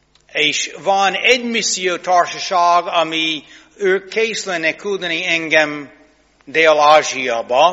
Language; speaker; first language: Hungarian; non-native, fluent; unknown